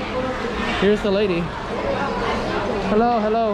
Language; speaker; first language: English; early bilingual, other home language; Vietnamese